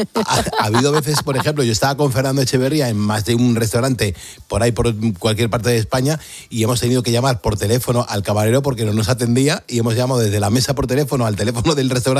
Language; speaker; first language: Spanish; native; Spanish